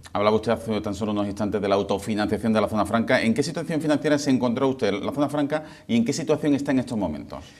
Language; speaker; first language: Spanish; native; Spanish